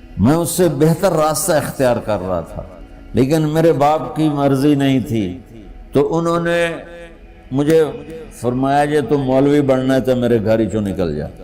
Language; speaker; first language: Urdu; non-native, local second language; Punjabi